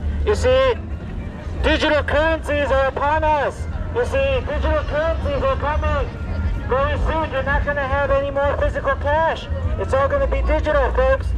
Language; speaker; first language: English; early bilingual, other home language; Spanish